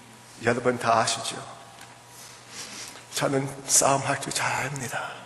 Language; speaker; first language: Korean; early bilingual, heritage; English